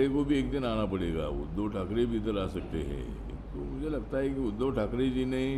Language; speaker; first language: Hindi; non-native, local second language; Marathi